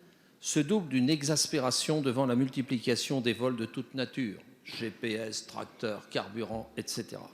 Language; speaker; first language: French; native; French